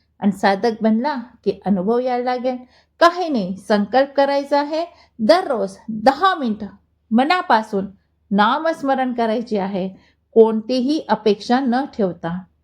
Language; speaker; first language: Marathi; non-native, local second language; Hindi